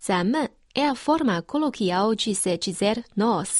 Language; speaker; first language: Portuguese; non-native, fluent; Chinese